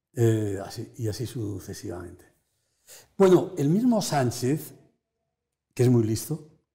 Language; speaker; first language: Spanish; native; Spanish